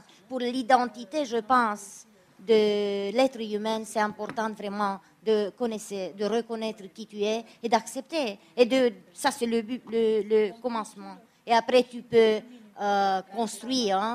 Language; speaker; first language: French; non-native, fluent; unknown